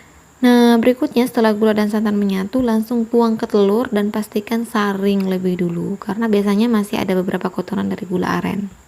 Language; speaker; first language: Indonesian; native; Indonesian